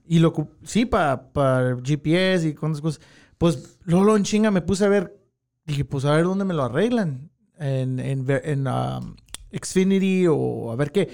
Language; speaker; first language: Spanish; early bilingual, heritage; Spanish